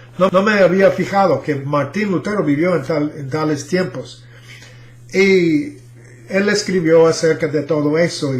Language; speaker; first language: Spanish; non-native, fluent; English